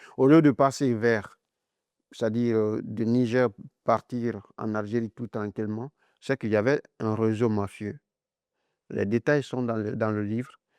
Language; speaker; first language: French; non-native, local second language; Mandingo